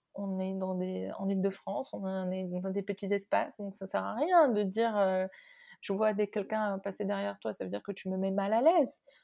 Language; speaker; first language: French; non-native, local second language; Arabic